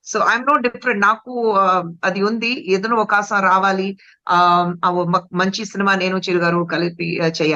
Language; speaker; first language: Telugu; non-native, fluent; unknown